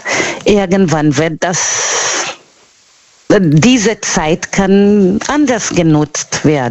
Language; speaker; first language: German; non-native, learner; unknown